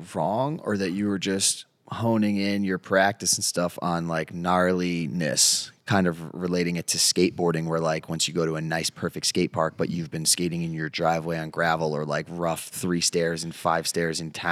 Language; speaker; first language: English; native; English